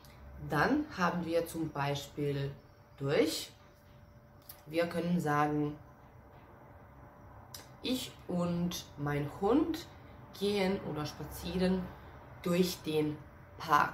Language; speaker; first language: German; non-native, fluent; Serbian